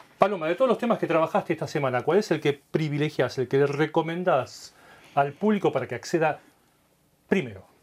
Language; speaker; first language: Spanish; native; Spanish